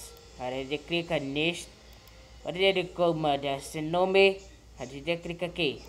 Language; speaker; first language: Spanish; non-native, learner; Portuguese